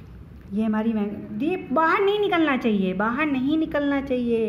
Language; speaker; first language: Hindi; native; Hindi